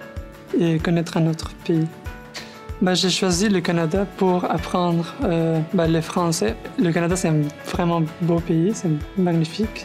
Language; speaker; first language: French; non-native, learner; Spanish